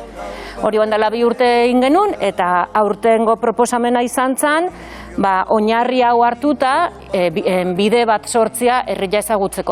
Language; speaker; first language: Basque; native; Basque